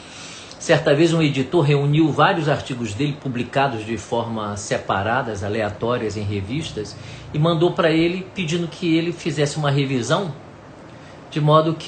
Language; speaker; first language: Portuguese; native; Portuguese